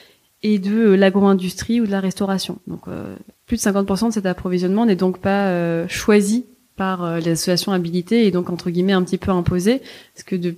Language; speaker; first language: French; native; French